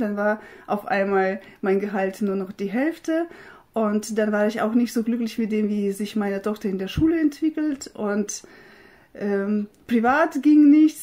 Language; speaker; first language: German; non-native, fluent; Russian